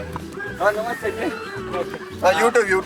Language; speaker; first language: Hindi; non-native, local second language; Kannada